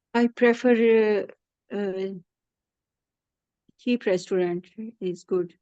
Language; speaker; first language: English; non-native, learner; Urdu